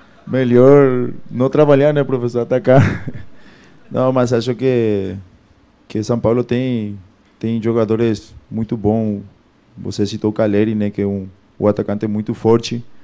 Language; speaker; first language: Portuguese; non-native, fluent; Spanish